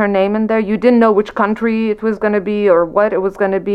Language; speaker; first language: English; non-native, local second language; Persian